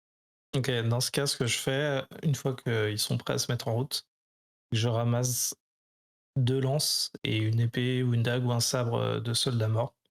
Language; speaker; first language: French; native; French